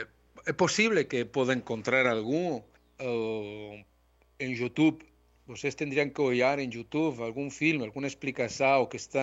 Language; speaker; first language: Portuguese; non-native, learner; Spanish